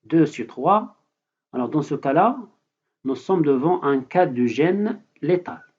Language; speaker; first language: French; non-native, local second language; Arabic